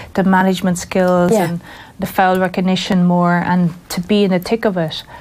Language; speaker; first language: English; native; English